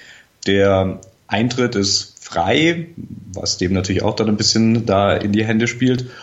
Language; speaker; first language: German; native; German